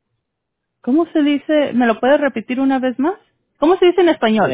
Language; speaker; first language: Spanish; early bilingual, heritage; Spanish